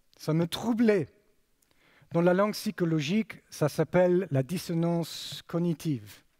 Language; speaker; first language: French; non-native, fluent; English